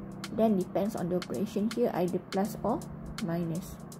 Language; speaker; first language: English; non-native, local second language; Malay